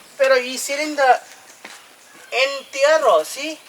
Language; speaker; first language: Spanish; non-native, learner; Tamil